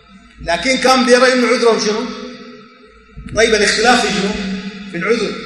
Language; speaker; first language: Arabic; native; Arabic